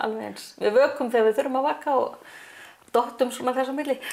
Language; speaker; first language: Icelandic; native; Icelandic